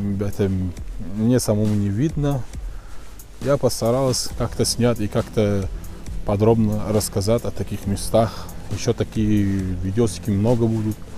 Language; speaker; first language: Russian; non-native, local second language; Tajik